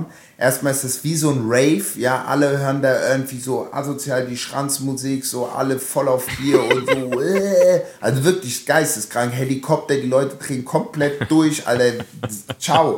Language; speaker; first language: German; native; German